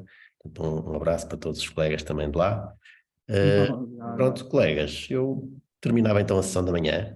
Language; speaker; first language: Portuguese; native; Portuguese